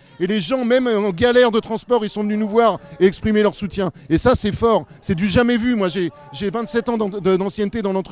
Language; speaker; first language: French; native; French